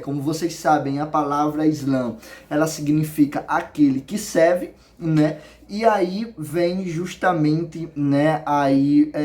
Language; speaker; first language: Portuguese; native; Portuguese